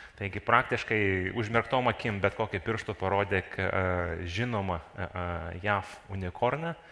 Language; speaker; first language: Lithuanian; non-native, local second language; Russian